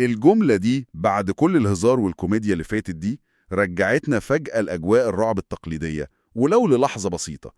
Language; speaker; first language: Arabic; native; Arabic